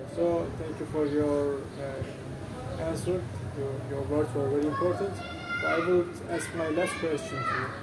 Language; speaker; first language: English; non-native, learner; Turkish